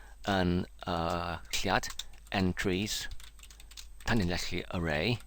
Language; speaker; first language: Welsh; non-native, learner; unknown